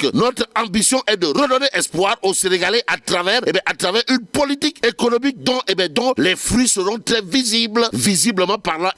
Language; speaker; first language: French; non-native, local second language; Wolof